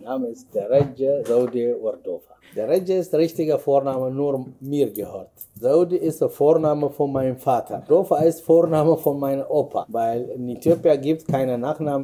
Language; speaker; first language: German; non-native, learner; Amharic